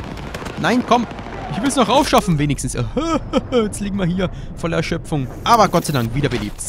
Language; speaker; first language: German; native; German